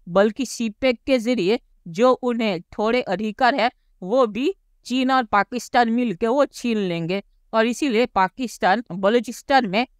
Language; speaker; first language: Hindi; native; Hindi